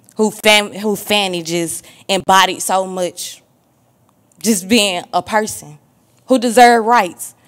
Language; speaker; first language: English; native; English